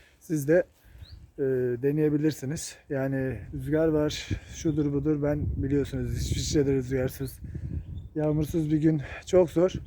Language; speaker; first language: Turkish; native; Turkish